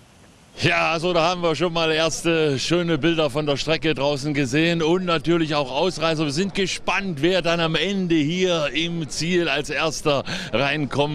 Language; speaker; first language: German; native; German